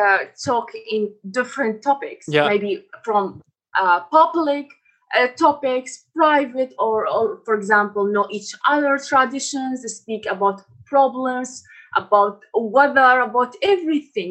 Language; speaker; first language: English; non-native, fluent; Arabic